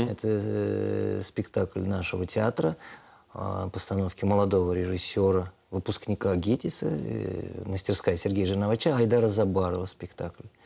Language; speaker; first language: Russian; non-native, local second language; Tatar